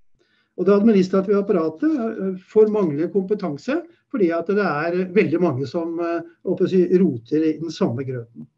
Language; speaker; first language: Norwegian; native; Norwegian